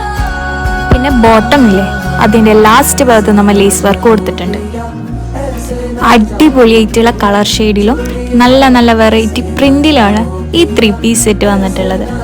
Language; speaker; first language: Malayalam; native; Malayalam